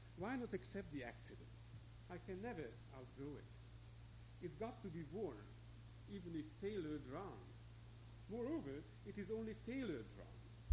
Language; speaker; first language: English; non-native, fluent; Hungarian